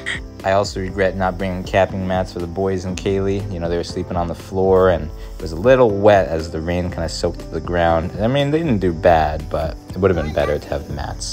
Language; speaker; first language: English; native; English